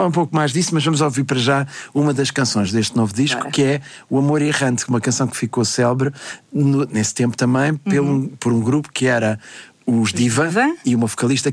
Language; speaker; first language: Portuguese; native; Portuguese